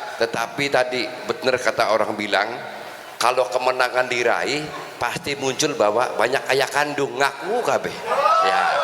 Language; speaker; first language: Indonesian; native; Indonesian